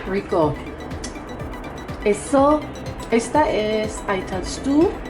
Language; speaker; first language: Spanish; non-native, learner; English